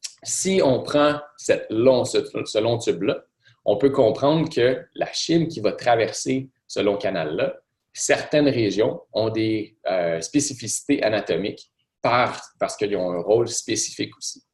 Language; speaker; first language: French; native; French